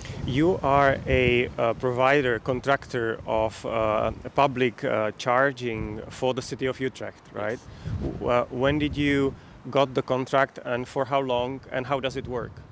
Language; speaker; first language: English; non-native, fluent; Czech